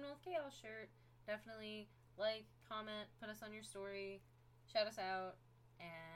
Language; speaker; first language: English; native; English